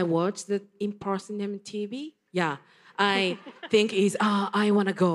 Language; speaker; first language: English; non-native, learner; Japanese